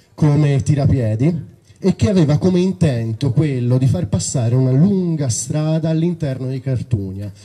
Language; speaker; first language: Italian; native; Italian